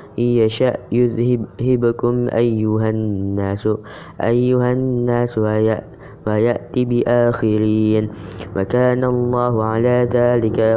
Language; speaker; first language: Arabic; non-native, learner; Indonesian